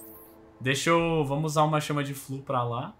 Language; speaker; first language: Portuguese; native; Portuguese